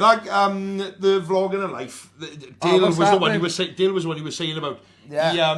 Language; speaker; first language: English; native; English